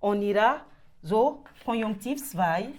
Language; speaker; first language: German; non-native, fluent; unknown